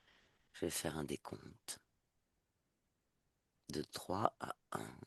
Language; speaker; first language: French; native; French